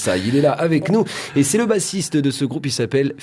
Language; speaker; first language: French; native; French